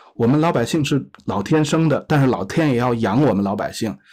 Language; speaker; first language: Chinese; native; Chinese